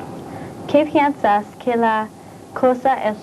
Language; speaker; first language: Spanish; non-native, learner; English